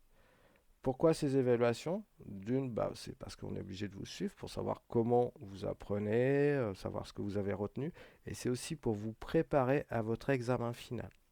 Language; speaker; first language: French; native; French